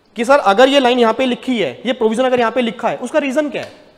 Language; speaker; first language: Hindi; native; Hindi